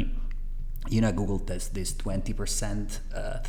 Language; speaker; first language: English; non-native, fluent; Italian